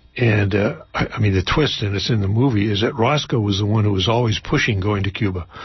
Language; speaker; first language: English; native; English